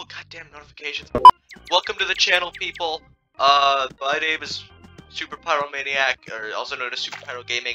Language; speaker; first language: English; native; English